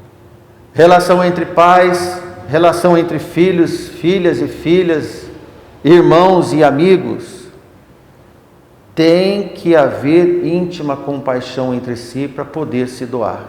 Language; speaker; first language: Portuguese; native; Portuguese